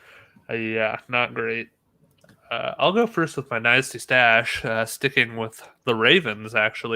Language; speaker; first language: English; native; English